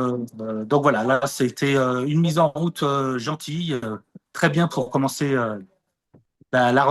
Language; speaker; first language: French; native; French